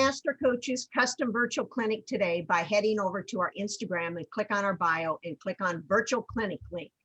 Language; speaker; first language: English; native; English